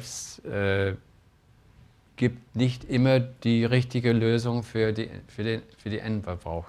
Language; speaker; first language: German; non-native, fluent; English